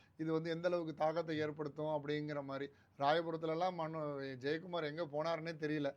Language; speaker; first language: Tamil; non-native, local second language; Telugu